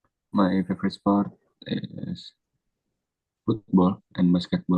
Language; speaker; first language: English; non-native, learner; Indonesian